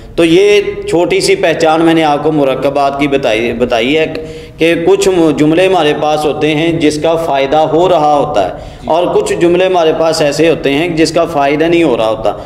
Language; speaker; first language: Urdu; non-native, local second language; Punjabi